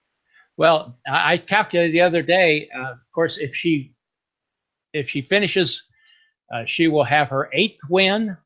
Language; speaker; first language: English; native; English